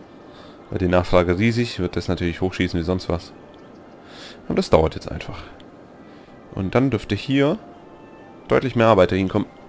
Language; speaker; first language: German; native; German